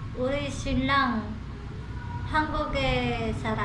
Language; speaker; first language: Korean; non-native, learner; Filipino